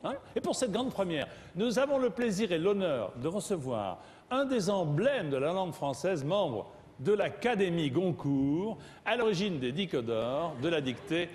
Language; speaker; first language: French; native; French